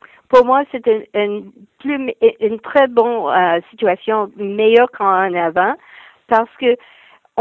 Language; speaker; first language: French; non-native, fluent; English